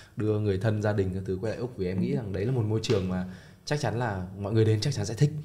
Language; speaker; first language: Vietnamese; native; Vietnamese